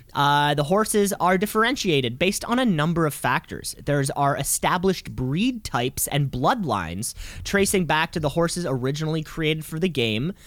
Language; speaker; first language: English; native; English